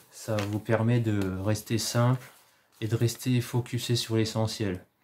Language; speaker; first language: French; native; French